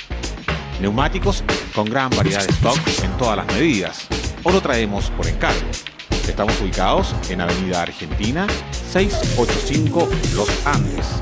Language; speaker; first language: Spanish; native; Spanish